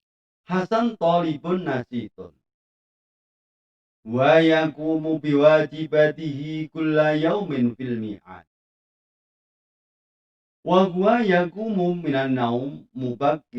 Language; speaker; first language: Arabic; non-native, fluent; Indonesian